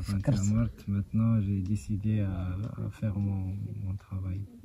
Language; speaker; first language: French; non-native, local second language; Arabic